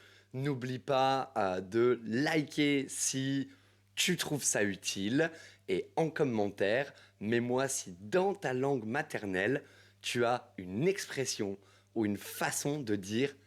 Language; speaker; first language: French; native; French